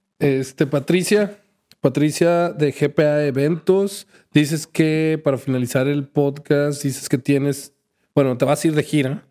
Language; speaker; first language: Spanish; native; Spanish